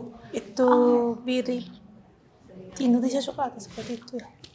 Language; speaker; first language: Indonesian; non-native, learner; Korean